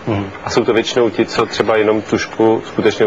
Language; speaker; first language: Czech; native; Czech